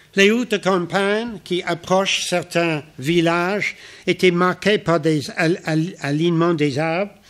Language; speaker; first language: French; non-native, fluent; English